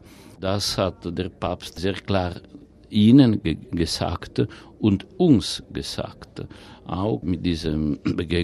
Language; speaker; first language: German; non-native, fluent; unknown